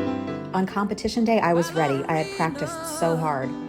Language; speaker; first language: English; native; English